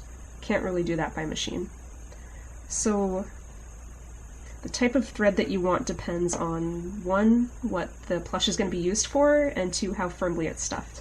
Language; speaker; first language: English; native; English